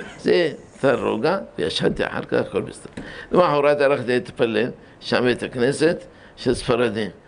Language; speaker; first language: Hebrew; early bilingual, other home language; Arabic